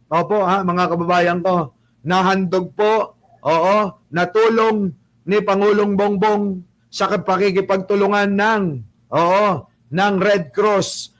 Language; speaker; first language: Filipino; non-native, local second language; Pangasinan